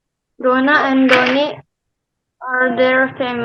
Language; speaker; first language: English; non-native, learner; Indonesian